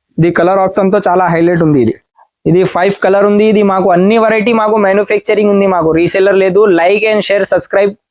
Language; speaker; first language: Telugu; non-native, learner; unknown